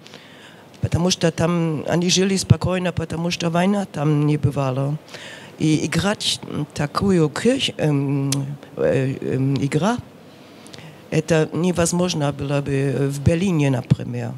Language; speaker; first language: Russian; non-native, fluent; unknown